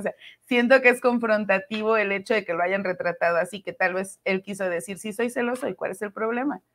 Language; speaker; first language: Spanish; native; Spanish